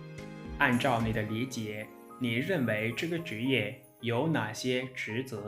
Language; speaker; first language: Chinese; non-native, fluent; Lao